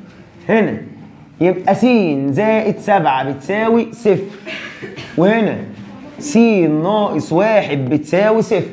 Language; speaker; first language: Arabic; native; Arabic